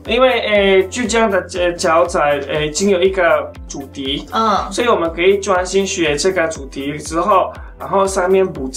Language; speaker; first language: Chinese; non-native, fluent; Spanish